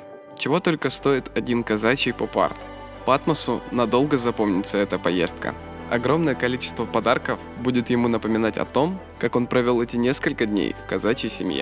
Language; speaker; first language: Russian; native; Russian